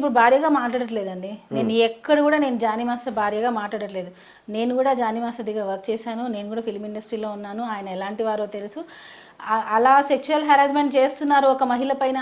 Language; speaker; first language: Telugu; native; Telugu